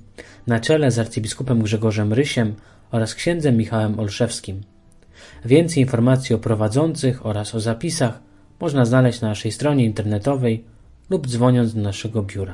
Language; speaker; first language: Polish; native; Polish